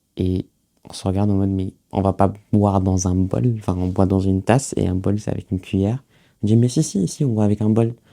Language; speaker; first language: French; early bilingual, other home language; Arabic